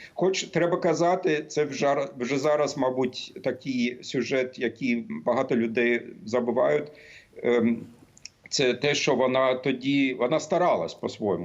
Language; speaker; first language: Ukrainian; non-native, fluent; German